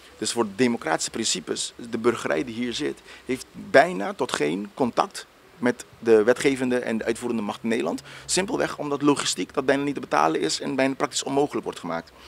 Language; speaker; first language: Dutch; non-native, local second language; Papiamento